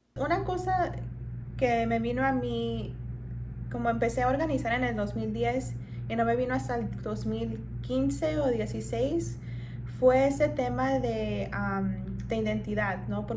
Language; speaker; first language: Spanish; early bilingual, heritage; Spanish